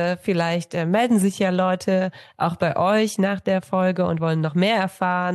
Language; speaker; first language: German; native; German